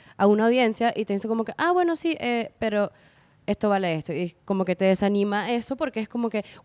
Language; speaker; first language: Spanish; early bilingual, heritage; Spanish